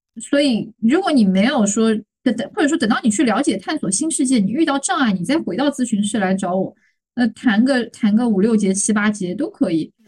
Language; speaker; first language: Chinese; native; Chinese